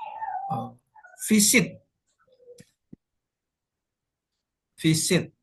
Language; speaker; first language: English; non-native, fluent; Indonesian